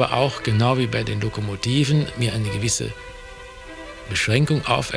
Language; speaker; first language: German; native; German